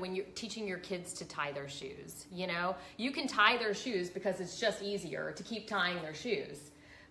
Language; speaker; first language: English; native; English